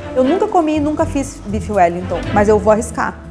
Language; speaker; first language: Portuguese; non-native, fluent; Greek